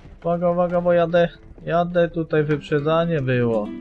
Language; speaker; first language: Polish; native; Polish